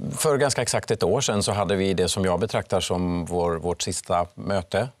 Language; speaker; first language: Swedish; early bilingual, other home language; Finnish